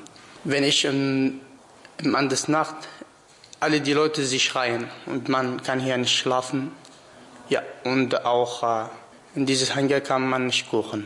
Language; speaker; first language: German; non-native, learner; Arabic